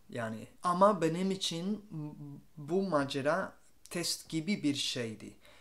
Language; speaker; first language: Turkish; non-native, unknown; Spanish